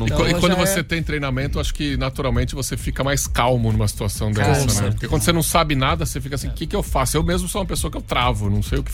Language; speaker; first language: Portuguese; native; Portuguese